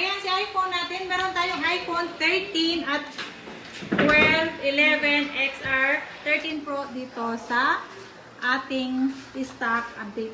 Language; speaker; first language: Filipino; native; Filipino